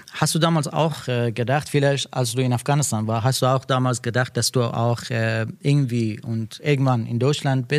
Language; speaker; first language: German; non-native, learner; Persian